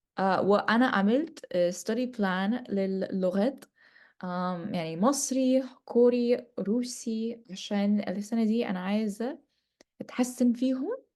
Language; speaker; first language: Egyptian Arabic; non-native, learner; English